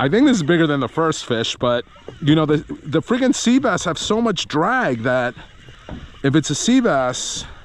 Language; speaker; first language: English; native; English